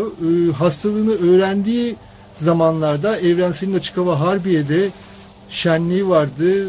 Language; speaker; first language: Turkish; native; Turkish